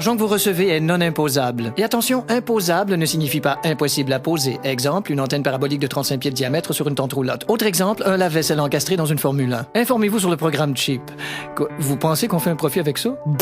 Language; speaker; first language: French; native; French